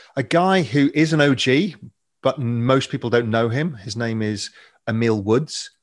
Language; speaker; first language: English; native; English